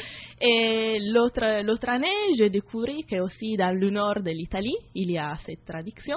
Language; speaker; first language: French; non-native, learner; Italian